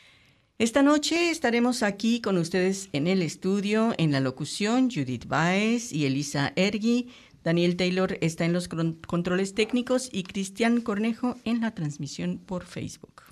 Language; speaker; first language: Spanish; native; Spanish